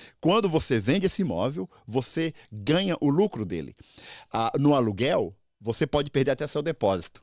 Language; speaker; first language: Portuguese; native; Portuguese